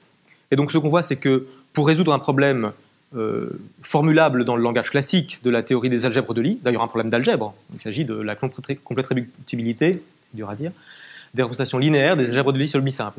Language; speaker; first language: French; native; French